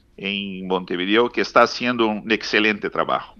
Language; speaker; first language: Spanish; non-native, fluent; Portuguese